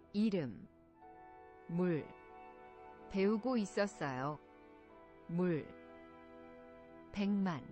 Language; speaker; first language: Korean; non-native, learner; English